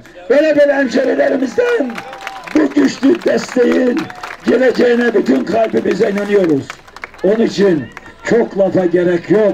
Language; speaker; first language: Turkish; native; Turkish